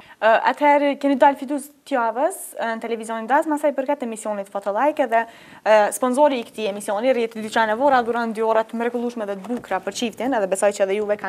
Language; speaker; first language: Albanian; native; Albanian